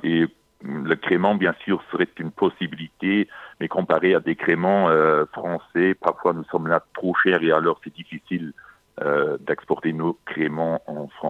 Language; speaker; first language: French; non-native, local second language; Luxembourgish